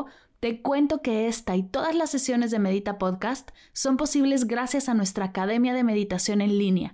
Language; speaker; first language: Spanish; native; Spanish